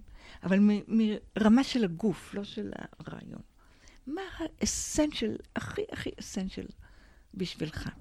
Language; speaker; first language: Hebrew; non-native, fluent; English